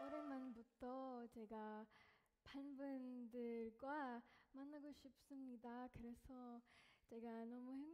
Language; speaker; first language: Korean; non-native, learner; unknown